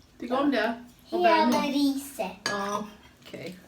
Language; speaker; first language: Swedish; non-native, learner; Thai